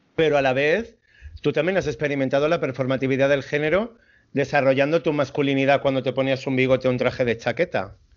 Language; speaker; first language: Spanish; native; Spanish